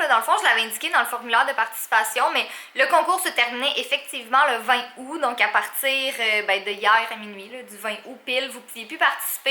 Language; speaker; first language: French; native; French